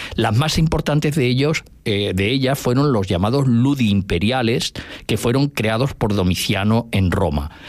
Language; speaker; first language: Spanish; native; Spanish